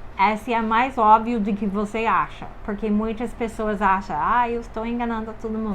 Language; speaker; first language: Portuguese; non-native, fluent; English